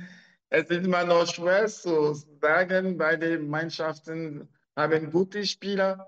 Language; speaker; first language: German; non-native, learner; French